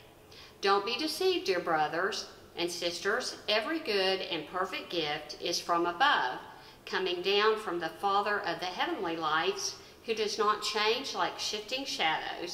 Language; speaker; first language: English; native; English